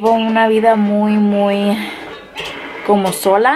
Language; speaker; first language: Spanish; early bilingual, heritage; Spanish